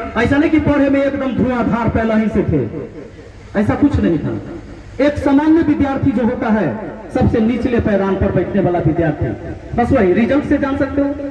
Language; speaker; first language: Hindi; native; Hindi